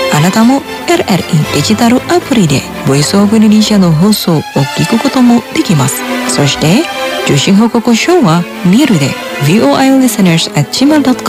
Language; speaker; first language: Japanese; non-native, fluent; Indonesian